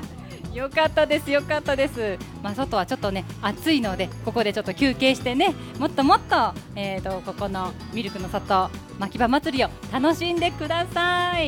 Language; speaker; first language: Japanese; native; Japanese